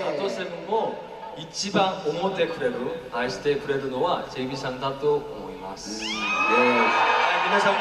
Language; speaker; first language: Japanese; non-native, learner; Korean